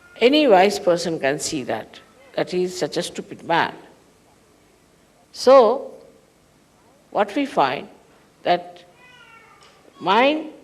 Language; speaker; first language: English; non-native, local second language; Hindi